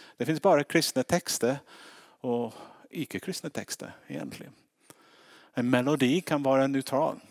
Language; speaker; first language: Swedish; non-native, fluent; English